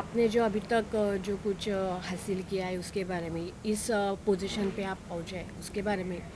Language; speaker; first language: Hindi; non-native, local second language; Marathi